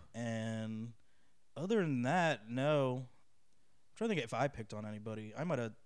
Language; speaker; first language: English; native; English